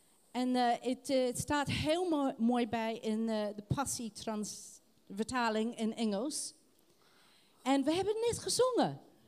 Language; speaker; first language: Dutch; non-native, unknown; English